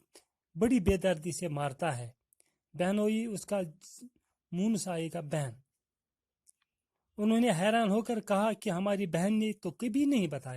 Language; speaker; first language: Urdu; non-native, local second language; Kashmiri